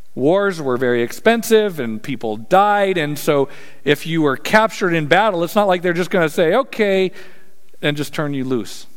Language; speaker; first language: English; native; English